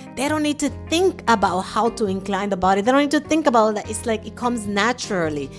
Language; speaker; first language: English; native; English